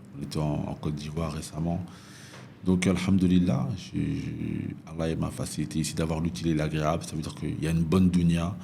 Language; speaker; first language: French; native; French